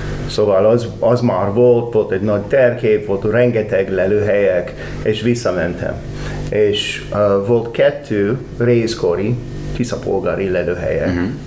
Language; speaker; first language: Hungarian; non-native, learner; English